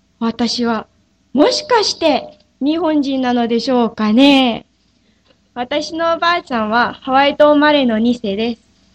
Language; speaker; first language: Japanese; non-native, fluent; English